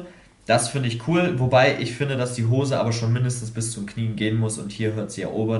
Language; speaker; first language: German; native; German